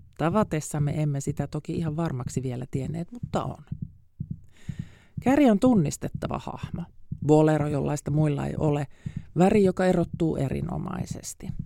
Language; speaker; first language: Finnish; native; Finnish